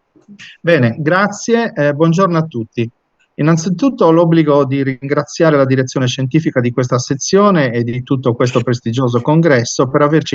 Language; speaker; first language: Italian; native; Italian